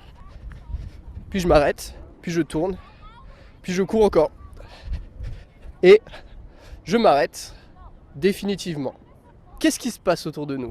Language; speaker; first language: French; native; French